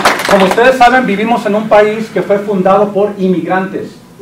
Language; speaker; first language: Spanish; early bilingual, heritage; Spanish